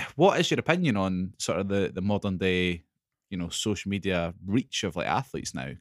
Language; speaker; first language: English; native; English